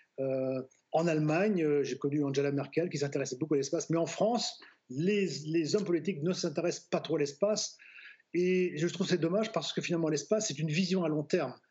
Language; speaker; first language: French; native; French